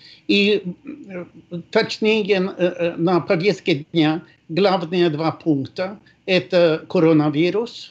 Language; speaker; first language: Russian; non-native, fluent; Swedish